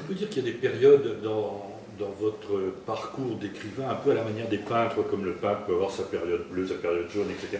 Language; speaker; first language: French; native; French